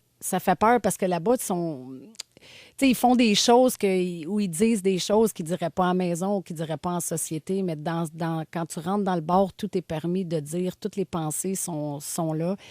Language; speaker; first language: French; native; French